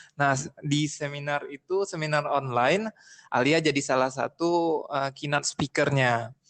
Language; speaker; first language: Indonesian; native; Indonesian